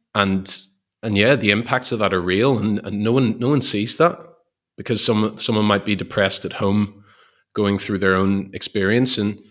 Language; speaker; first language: English; native; English